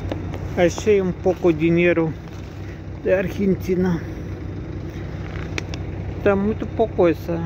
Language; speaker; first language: Portuguese; non-native, learner; Russian